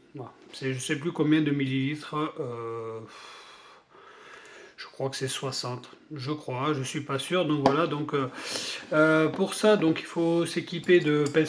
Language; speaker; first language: French; native; French